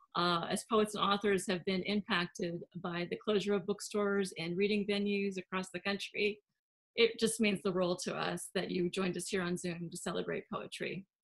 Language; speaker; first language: English; native; English